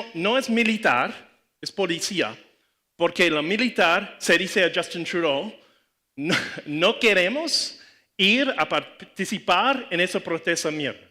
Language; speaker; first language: Spanish; non-native, learner; English